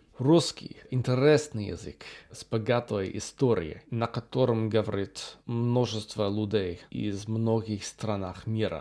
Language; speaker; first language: Russian; non-native, learner; English